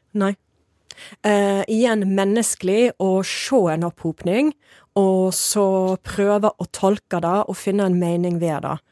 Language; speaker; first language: Norwegian; native; Norwegian